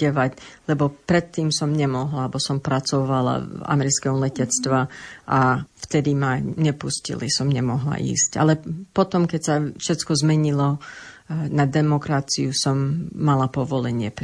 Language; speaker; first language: Slovak; early bilingual, heritage; Slovak